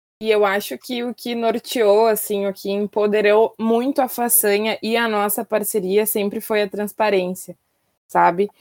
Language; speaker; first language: Portuguese; native; Portuguese